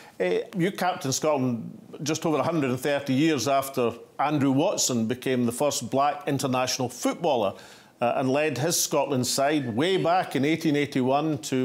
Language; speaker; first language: English; native; English